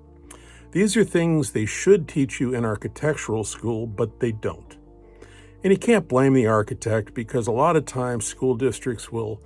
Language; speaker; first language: English; native; English